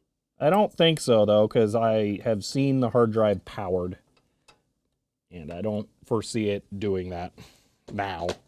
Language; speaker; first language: English; native; English